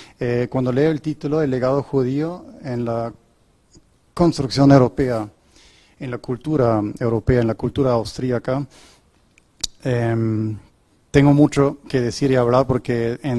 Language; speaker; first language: Spanish; non-native, fluent; German